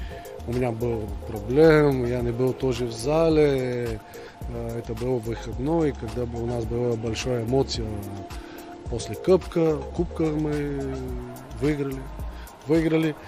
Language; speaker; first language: Russian; non-native, learner; Bulgarian